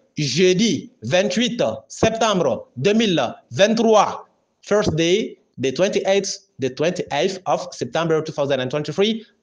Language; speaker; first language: French; non-native, local second language; Bambara